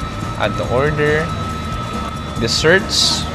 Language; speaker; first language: English; non-native, local second language; Filipino